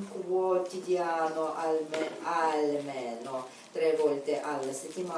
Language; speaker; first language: Italian; non-native, learner; Russian